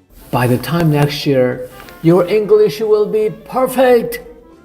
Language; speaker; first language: English; non-native, fluent; Korean